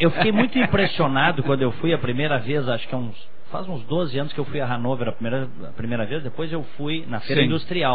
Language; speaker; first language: Portuguese; native; Portuguese